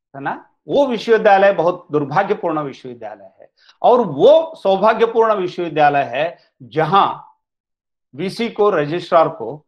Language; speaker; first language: Hindi; non-native, local second language; Kannada